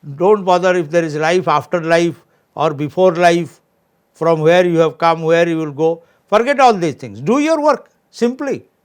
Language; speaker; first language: English; non-native, local second language; Odia